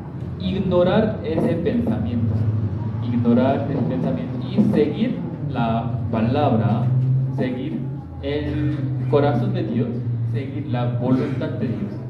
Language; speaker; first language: Spanish; non-native, learner; Korean